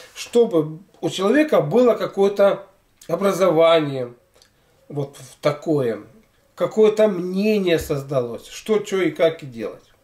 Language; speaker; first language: Russian; native; Russian